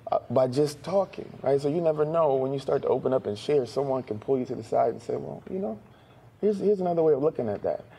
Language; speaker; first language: English; native; English